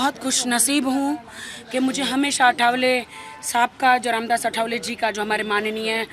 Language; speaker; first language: Hindi; native; Hindi